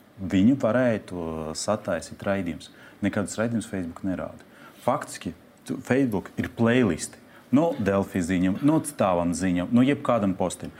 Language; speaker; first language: Latvian; non-native, local second language; Russian